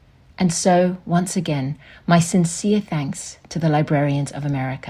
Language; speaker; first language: English; native; English